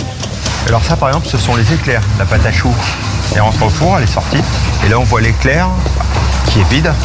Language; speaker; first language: French; native; French